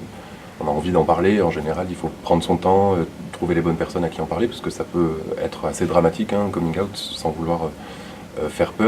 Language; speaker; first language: French; native; French